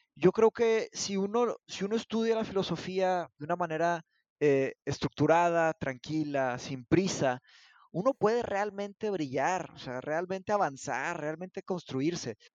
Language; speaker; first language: Spanish; early bilingual, other home language; Portuguese